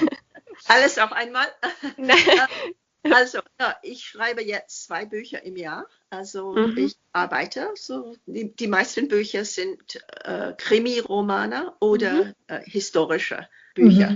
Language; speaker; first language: German; non-native, fluent; English